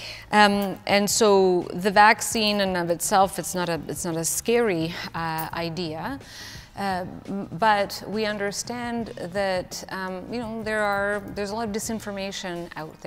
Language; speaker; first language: English; early bilingual, other home language; Ukrainian